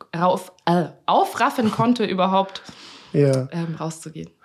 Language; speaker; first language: German; native; German